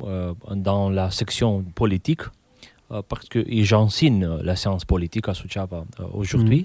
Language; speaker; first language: French; non-native, fluent; Romanian